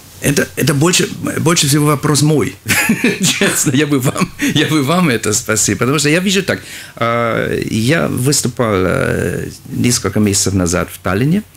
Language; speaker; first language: Russian; non-native, fluent; German